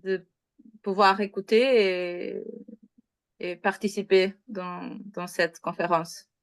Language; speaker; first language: French; non-native, learner; Portuguese